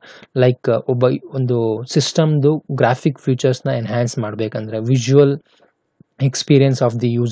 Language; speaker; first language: Kannada; native; Kannada